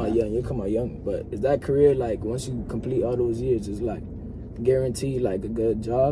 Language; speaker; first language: English; native; English